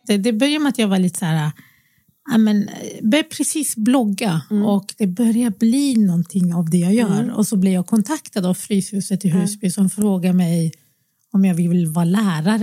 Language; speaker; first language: Swedish; early bilingual, other home language; Arabic